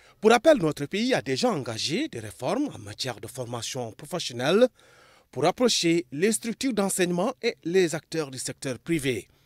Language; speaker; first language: French; non-native, local second language; Arabic